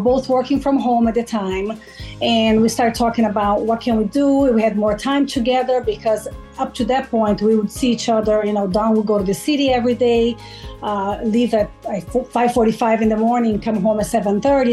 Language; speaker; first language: English; non-native, fluent; Portuguese